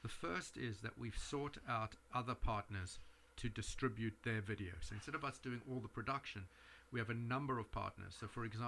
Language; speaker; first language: English; native; English